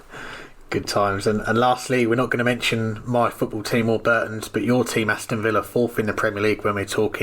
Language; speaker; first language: English; native; English